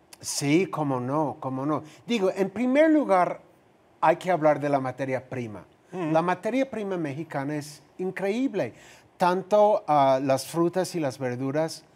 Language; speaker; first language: Spanish; non-native, fluent; English